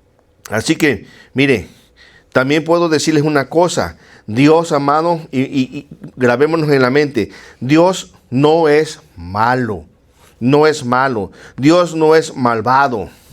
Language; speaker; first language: Spanish; native; Spanish